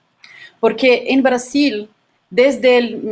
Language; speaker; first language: Spanish; non-native, fluent; Portuguese